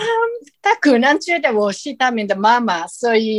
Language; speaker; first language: Chinese; non-native, fluent; Japanese